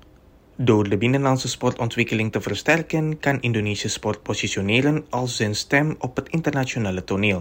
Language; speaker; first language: Dutch; non-native, fluent; Indonesian